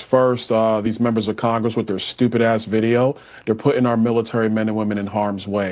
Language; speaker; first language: English; native; English